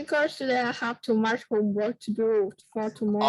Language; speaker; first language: English; non-native, learner; Vietnamese